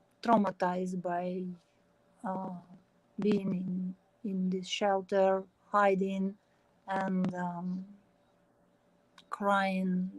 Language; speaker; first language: English; non-native, learner; Ukrainian